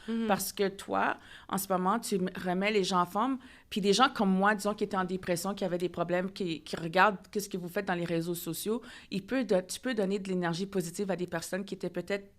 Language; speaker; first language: French; native; French